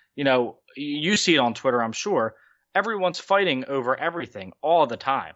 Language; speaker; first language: English; native; English